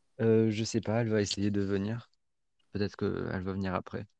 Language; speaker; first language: French; native; French